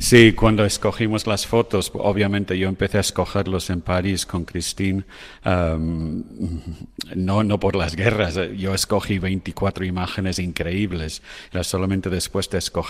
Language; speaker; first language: Spanish; non-native, fluent; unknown